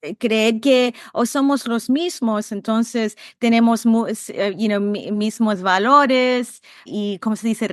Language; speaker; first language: Spanish; early bilingual, heritage; Spanish